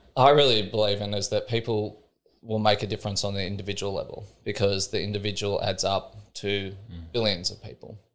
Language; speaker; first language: English; native; English